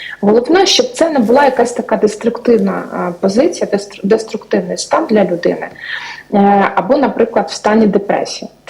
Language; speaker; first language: Ukrainian; native; Ukrainian